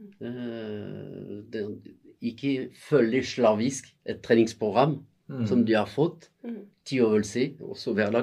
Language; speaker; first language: Norwegian; non-native, fluent; French